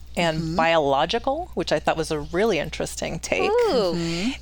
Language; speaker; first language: English; native; English